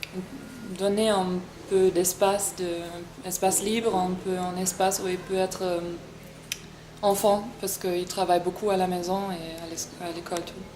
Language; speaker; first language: French; non-native, fluent; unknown